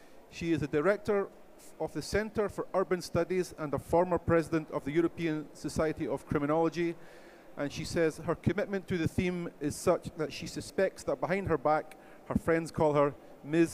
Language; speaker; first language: English; native; English